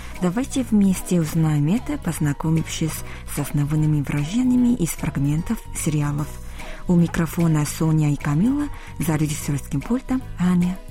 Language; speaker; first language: Russian; non-native, local second language; Korean